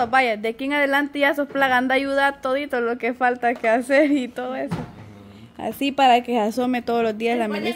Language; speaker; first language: Spanish; native; Spanish